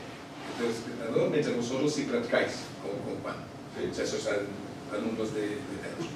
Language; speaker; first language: Spanish; non-native, fluent; Italian